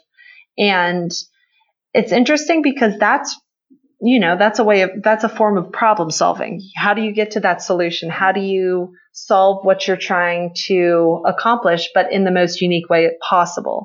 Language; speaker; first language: English; native; English